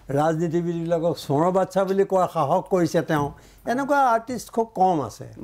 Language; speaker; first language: Assamese; native; Assamese